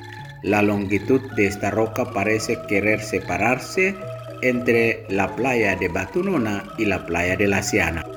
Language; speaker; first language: Spanish; non-native, fluent; Indonesian